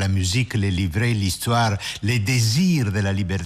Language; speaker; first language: French; non-native, fluent; Italian